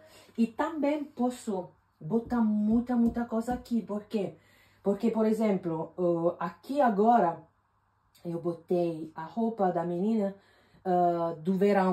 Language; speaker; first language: Portuguese; non-native, fluent; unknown